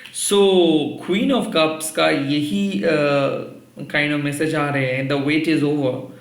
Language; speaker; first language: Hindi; non-native, local second language; Bangla